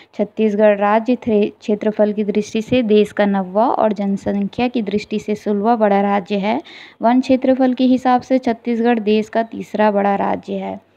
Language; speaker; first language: Hindi; native; Hindi